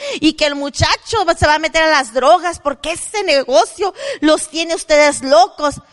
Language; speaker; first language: Spanish; native; Spanish